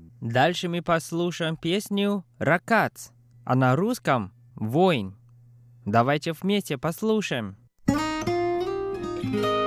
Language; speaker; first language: Russian; non-native, fluent; Chinese